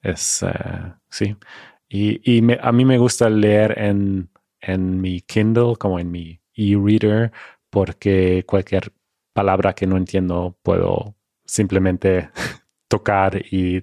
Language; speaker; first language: Spanish; non-native, fluent; German